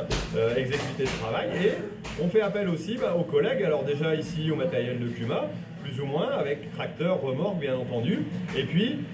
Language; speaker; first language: French; native; French